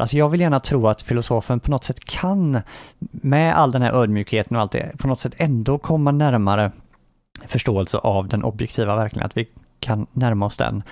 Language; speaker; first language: Swedish; native; Swedish